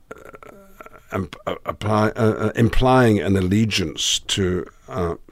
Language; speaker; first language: English; native; English